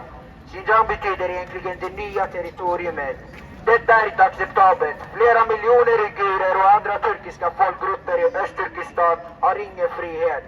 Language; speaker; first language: Swedish; early bilingual, other home language; Uyghur